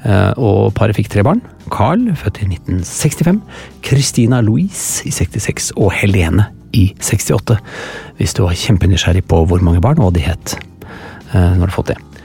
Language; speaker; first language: Norwegian; native; Norwegian